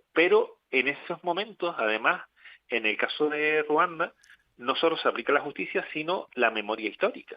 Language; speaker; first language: Spanish; native; Spanish